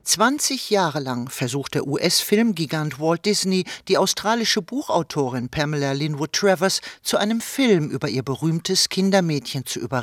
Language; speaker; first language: German; native; German